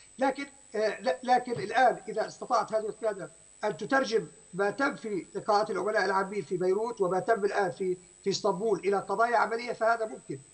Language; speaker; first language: Arabic; native; Arabic